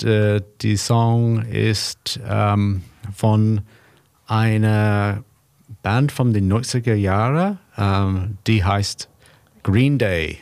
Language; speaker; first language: German; non-native, learner; English